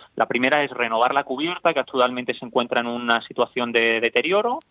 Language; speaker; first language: Spanish; native; Spanish